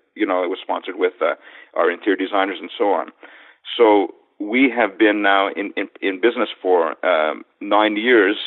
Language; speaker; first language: English; native; English